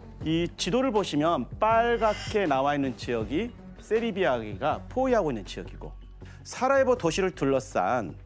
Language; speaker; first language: Korean; native; Korean